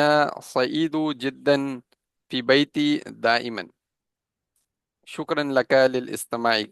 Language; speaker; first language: Arabic; non-native, learner; Urdu